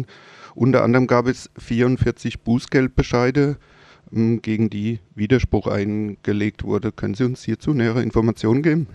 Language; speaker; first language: German; native; German